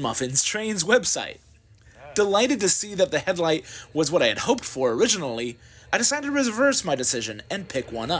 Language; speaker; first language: English; native; English